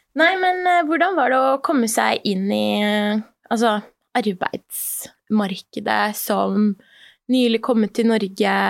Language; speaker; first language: Norwegian; early bilingual, other home language; Persian